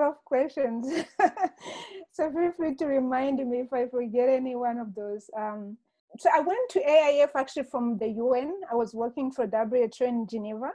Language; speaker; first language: English; non-native, local second language; Kinyarwanda